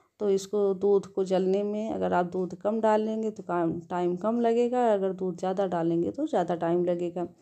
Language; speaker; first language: Hindi; native; Hindi